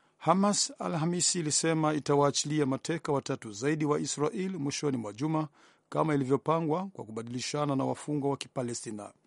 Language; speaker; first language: Swahili; non-native, local second language; Rundi